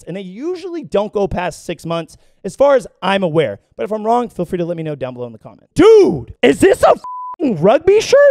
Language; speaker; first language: English; native; English